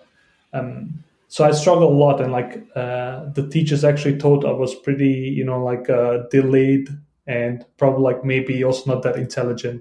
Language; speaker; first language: English; non-native, fluent; Bosnian